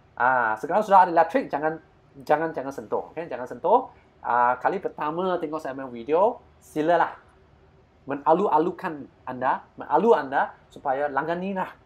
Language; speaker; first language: Malay; non-native, local second language; Chinese